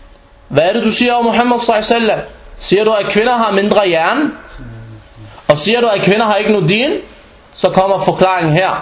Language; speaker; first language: Danish; non-native, fluent; Arabic